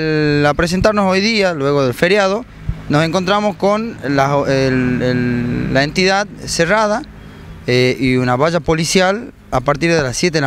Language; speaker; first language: Spanish; native; Spanish